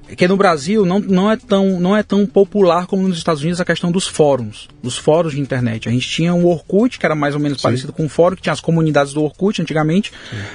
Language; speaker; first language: Portuguese; native; Portuguese